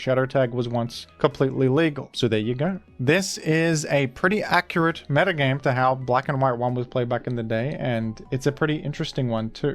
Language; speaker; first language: English; native; English